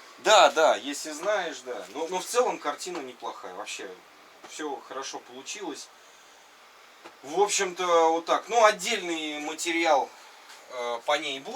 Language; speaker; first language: Russian; native; Russian